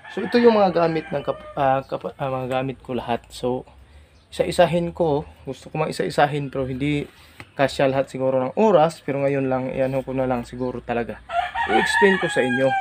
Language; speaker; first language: Filipino; non-native, local second language; Cebuano